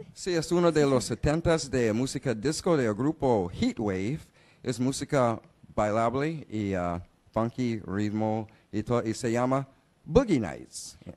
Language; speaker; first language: Spanish; non-native, learner; English